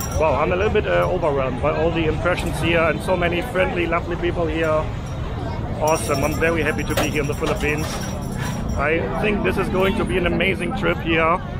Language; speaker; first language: English; non-native, fluent; German